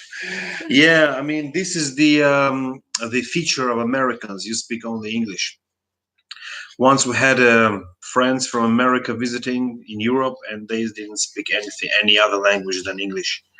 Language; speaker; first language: English; non-native, fluent; Russian